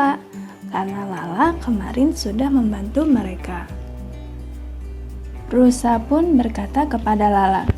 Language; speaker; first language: Indonesian; native; Indonesian